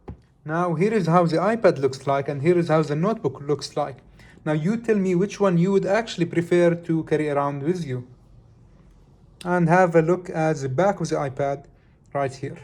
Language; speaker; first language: English; non-native, fluent; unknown